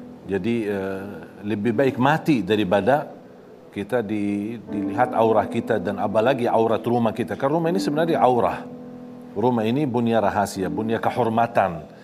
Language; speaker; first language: Indonesian; non-native, fluent; Arabic